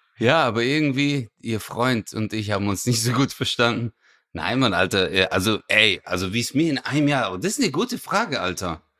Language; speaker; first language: German; early bilingual, other home language; Turkish